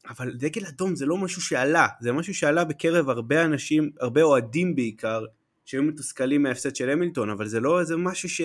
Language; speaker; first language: Hebrew; native; Hebrew